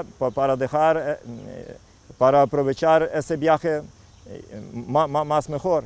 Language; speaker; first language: Spanish; non-native, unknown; Ukrainian